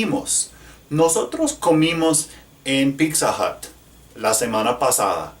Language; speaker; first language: Spanish; non-native, fluent; English